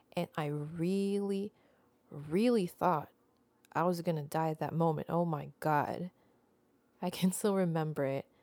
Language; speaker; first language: English; non-native, local second language; Filipino